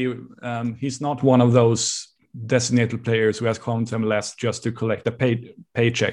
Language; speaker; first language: English; non-native, fluent; Swedish